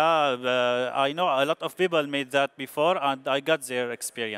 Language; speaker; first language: English; non-native, learner; Arabic